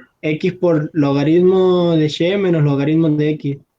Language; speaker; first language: Spanish; native; Spanish